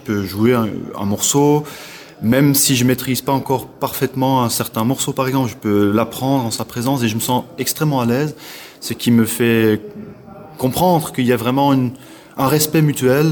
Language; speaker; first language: French; non-native, local second language; Dutch